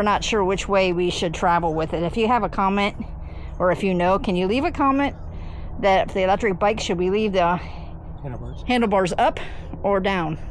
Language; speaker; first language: English; native; English